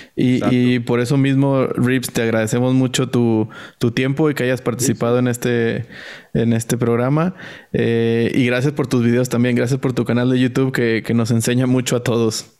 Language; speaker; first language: Spanish; native; Spanish